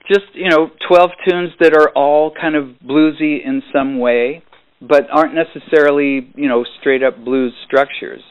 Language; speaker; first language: English; native; English